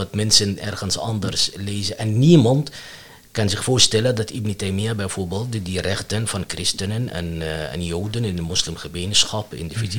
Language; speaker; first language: Dutch; non-native, fluent; Arabic